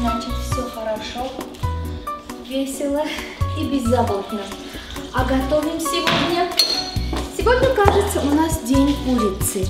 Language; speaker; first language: Russian; non-native, fluent; Armenian